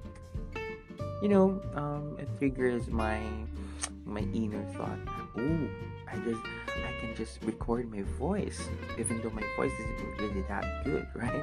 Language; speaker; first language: English; non-native, local second language; Filipino